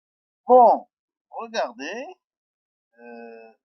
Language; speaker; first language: French; non-native, local second language; Arabic